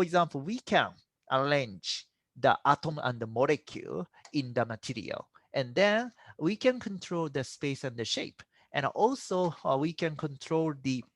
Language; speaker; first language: English; non-native, fluent; Japanese